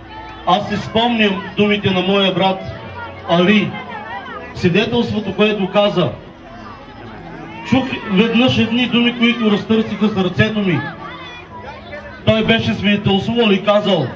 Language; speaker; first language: Bulgarian; non-native, local second language; Romany